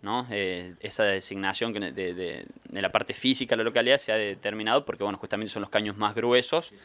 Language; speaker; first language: Spanish; native; Spanish